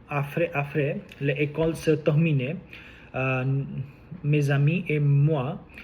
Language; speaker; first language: French; non-native, learner; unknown